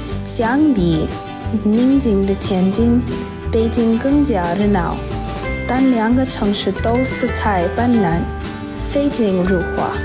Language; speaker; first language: Chinese; non-native, fluent; English